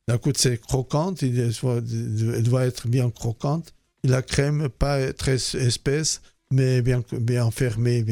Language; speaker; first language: French; non-native, fluent; Portuguese